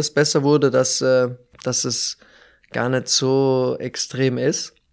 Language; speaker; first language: German; native; German